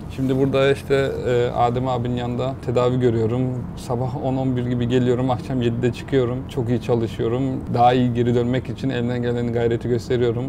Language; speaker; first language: Turkish; early bilingual, heritage; Turkish